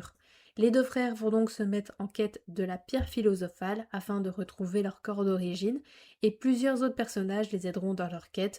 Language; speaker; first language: French; native; French